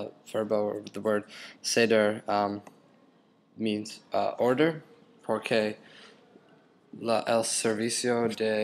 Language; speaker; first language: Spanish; non-native, learner; English